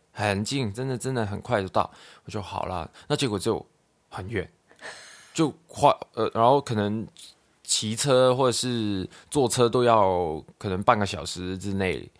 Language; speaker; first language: Chinese; non-native, local second language; Cantonese